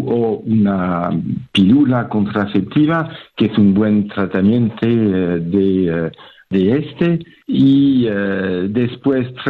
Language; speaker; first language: Spanish; non-native, fluent; French